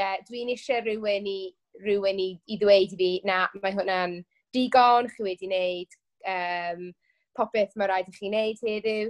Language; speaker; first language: Welsh; non-native, local second language; English